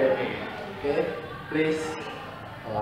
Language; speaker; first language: English; non-native, learner; Indonesian